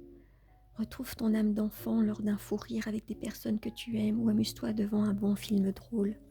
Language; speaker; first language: French; native; French